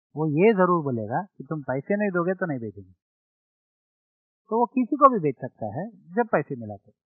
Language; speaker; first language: Hindi; non-native, local second language; Telugu